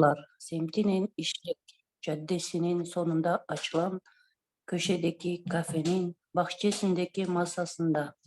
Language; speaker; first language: Turkish; non-native, learner; Kyrgyz